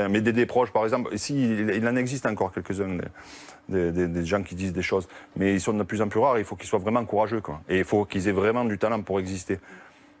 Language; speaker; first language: French; native; French